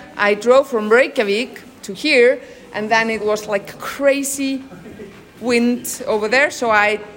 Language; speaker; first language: English; non-native, fluent; Danish